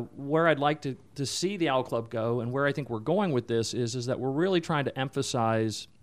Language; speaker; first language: English; native; English